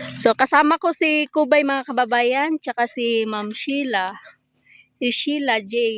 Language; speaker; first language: Filipino; non-native, local second language; Cebuano